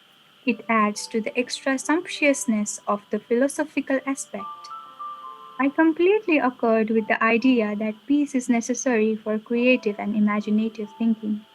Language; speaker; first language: English; non-native, local second language; Nepali